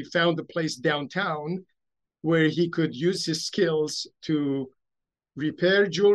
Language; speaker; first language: English; early bilingual, other home language; Romanian